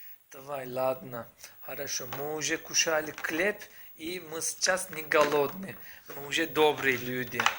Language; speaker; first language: Russian; non-native, learner; Turkish